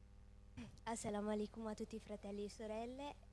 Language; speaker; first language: Italian; early bilingual, other home language; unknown